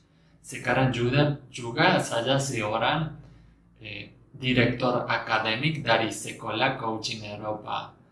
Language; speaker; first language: Indonesian; non-native, fluent; Spanish